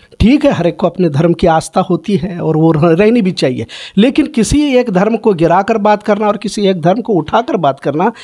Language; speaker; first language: Hindi; non-native, local second language; Urdu